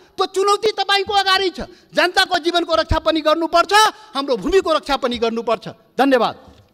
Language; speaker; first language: Nepali; non-native, local second language; Maithili